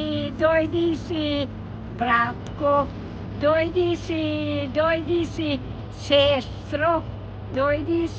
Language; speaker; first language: Macedonian; non-native, local second language; Turkish